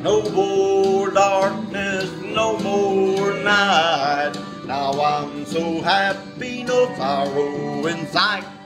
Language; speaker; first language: English; native; English